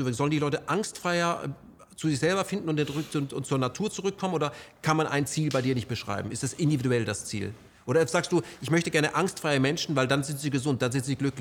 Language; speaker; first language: German; native; German